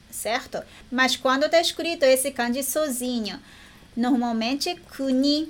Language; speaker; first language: Portuguese; non-native, learner; Japanese